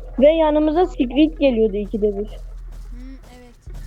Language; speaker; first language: Turkish; native; Turkish